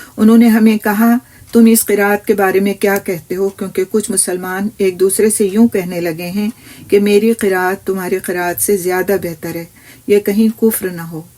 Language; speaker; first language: Urdu; native; Urdu